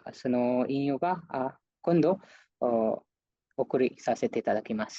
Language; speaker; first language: Japanese; non-native, fluent; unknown